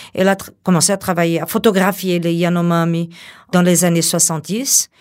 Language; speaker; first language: French; non-native, fluent; Portuguese